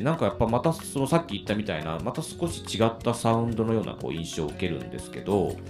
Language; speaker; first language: Japanese; native; Japanese